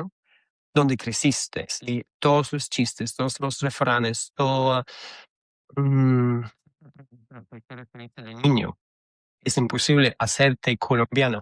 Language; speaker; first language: Spanish; non-native, fluent; Russian